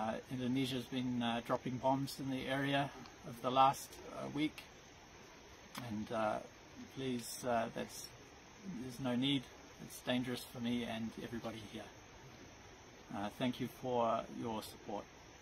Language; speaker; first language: English; native; English